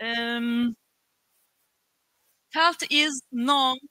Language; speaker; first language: English; non-native, learner; Turkish